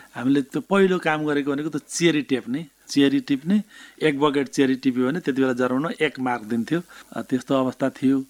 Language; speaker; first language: Nepali; native; Nepali